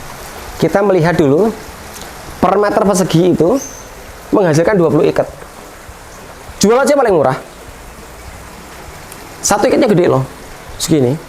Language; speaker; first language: Indonesian; non-native, local second language; Javanese